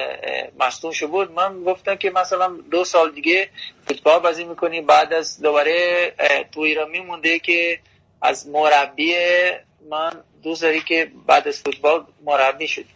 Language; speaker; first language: Persian; non-native, learner; Portuguese